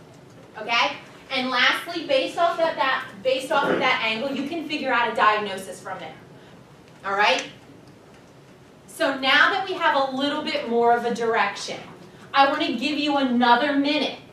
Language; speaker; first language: English; native; English